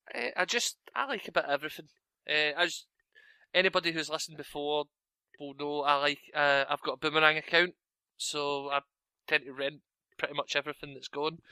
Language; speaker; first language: English; native; English